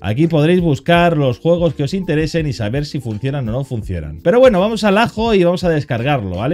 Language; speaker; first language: Spanish; native; Spanish